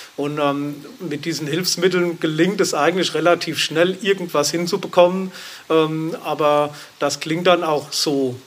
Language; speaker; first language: German; native; German